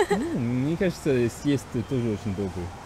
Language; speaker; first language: Russian; non-native, fluent; German